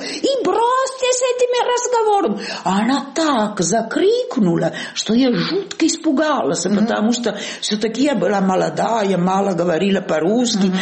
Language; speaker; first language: Russian; non-native, fluent; Italian